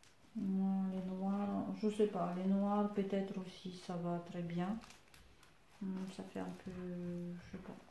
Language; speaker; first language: French; non-native, fluent; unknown